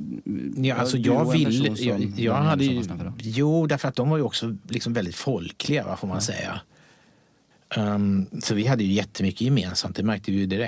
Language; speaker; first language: Swedish; native; Swedish